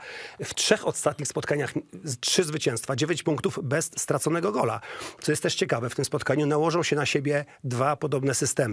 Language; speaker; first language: Polish; native; Polish